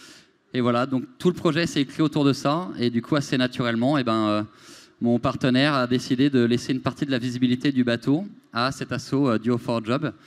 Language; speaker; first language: French; native; French